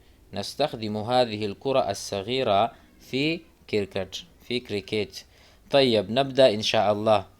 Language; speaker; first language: Arabic; non-native, fluent; Urdu